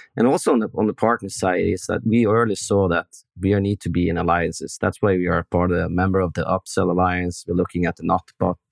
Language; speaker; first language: English; non-native, fluent; Norwegian